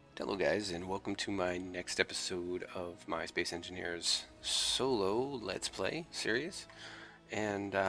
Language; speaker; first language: English; native; English